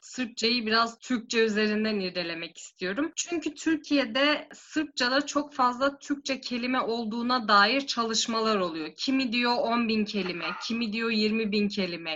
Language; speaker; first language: Turkish; native; Turkish